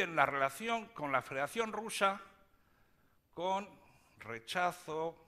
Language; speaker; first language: Spanish; native; Spanish